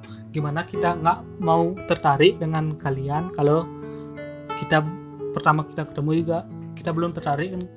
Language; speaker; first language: Indonesian; native; Indonesian